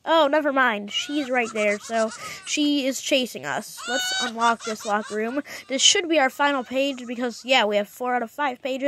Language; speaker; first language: English; native; English